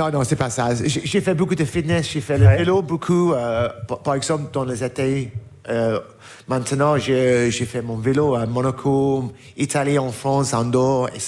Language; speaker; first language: French; non-native, learner; English